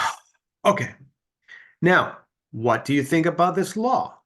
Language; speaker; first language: English; native; English